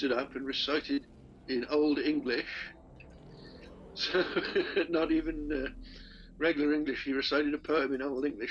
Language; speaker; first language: English; native; English